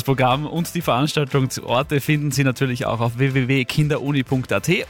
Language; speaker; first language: German; native; German